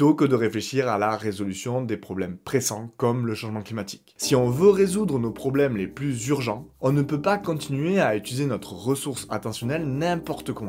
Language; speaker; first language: French; native; French